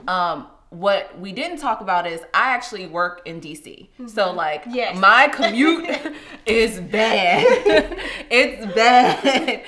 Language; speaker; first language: English; native; English